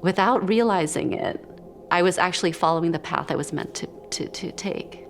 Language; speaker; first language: English; early bilingual, other home language; Khmer